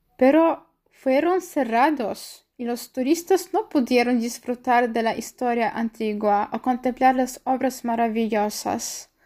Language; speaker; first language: Spanish; non-native, fluent; Polish